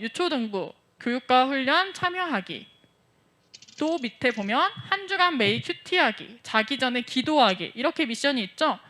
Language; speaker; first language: Korean; native; Korean